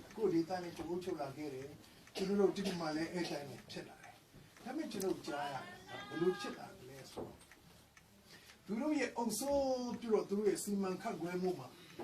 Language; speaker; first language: Burmese; non-native, local second language; Hakha Chin